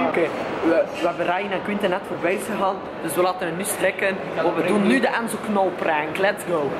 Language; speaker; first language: Dutch; native; Dutch